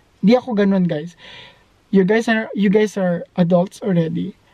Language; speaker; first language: English; non-native, local second language; Filipino